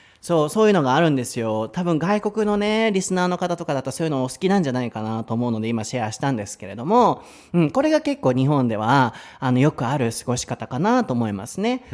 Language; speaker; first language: Japanese; native; Japanese